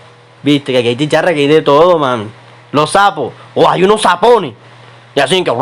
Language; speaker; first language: Spanish; native; Spanish